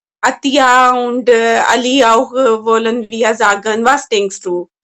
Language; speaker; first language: German; non-native, learner; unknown